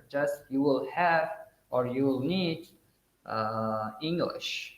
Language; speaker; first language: English; non-native, fluent; Uzbek